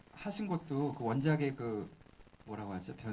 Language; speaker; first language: Korean; native; Korean